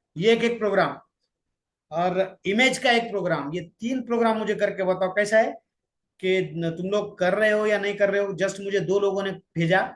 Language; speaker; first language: Hindi; non-native, local second language; Marathi